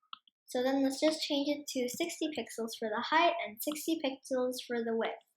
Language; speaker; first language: English; non-native, fluent; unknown